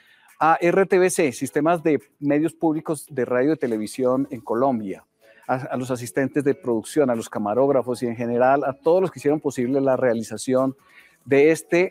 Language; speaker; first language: Spanish; native; Spanish